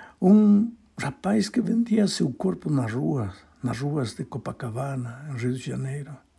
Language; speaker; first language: Portuguese; non-native, fluent; Spanish